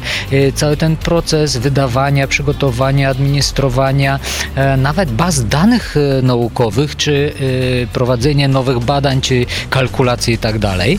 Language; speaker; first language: Polish; non-native, fluent; Bulgarian